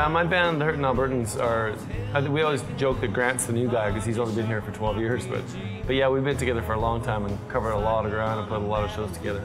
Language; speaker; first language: English; native; English